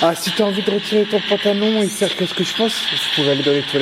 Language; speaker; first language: French; native; French